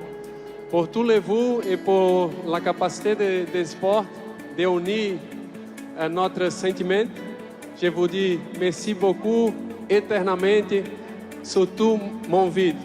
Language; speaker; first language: French; non-native, learner; Portuguese